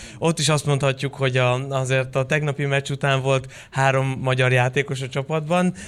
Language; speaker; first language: Hungarian; native; Hungarian